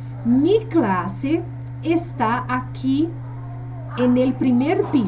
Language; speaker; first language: Spanish; non-native, fluent; Portuguese